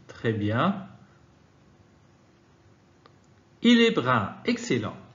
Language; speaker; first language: French; non-native, fluent; Arabic